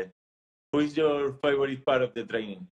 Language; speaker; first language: English; non-native, learner; Spanish